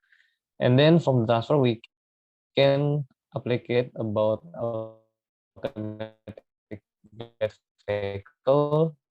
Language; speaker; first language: English; non-native, learner; Indonesian